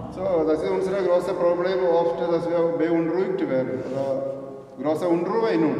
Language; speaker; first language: German; non-native, learner; Malayalam